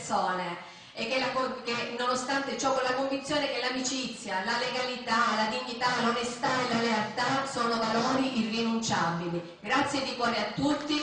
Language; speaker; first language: Italian; native; Italian